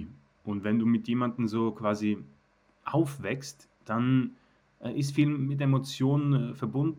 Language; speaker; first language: German; native; German